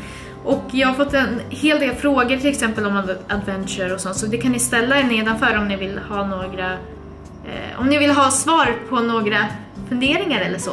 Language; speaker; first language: Swedish; native; Swedish